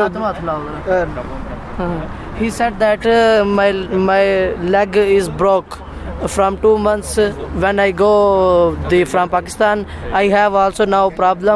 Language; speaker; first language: English; non-native, learner; Punjabi